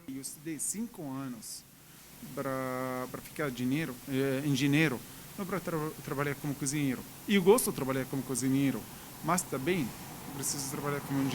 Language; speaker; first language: Portuguese; non-native, learner; Arabic